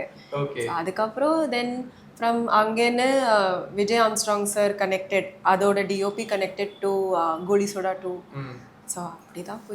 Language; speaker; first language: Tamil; early bilingual, heritage; Tamil